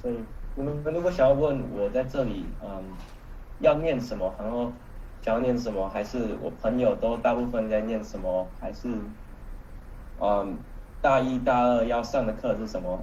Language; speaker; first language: Chinese; early bilingual, heritage; Chinese